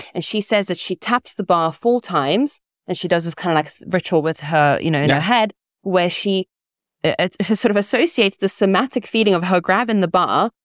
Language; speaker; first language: English; early bilingual, other home language; Italian